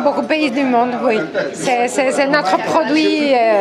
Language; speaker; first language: French; non-native, fluent; Spanish